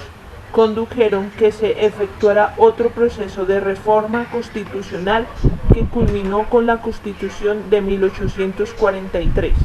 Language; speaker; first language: Spanish; native; Spanish